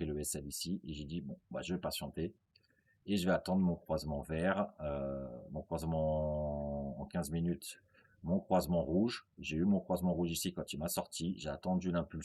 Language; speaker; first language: French; native; French